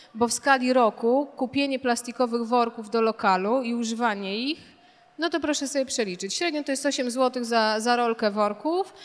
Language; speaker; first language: Polish; native; Polish